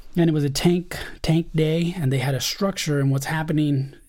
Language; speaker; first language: English; early bilingual, other home language; Spanish